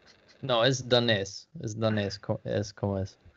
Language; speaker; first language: Spanish; non-native, learner; Danish